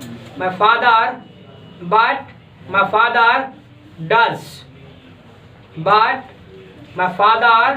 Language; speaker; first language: English; non-native, fluent; Hindi